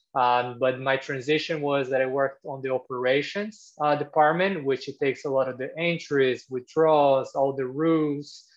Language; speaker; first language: English; non-native, fluent; Portuguese